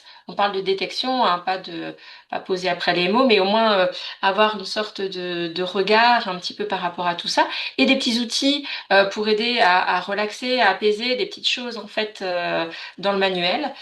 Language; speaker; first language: French; native; French